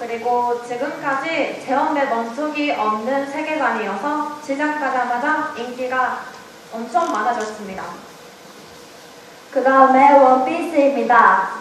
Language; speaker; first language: Korean; non-native, learner; Japanese